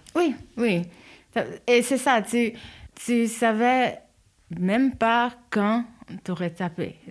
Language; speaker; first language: French; non-native, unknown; Haitian Creole